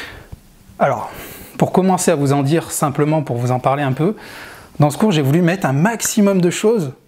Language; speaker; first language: French; native; French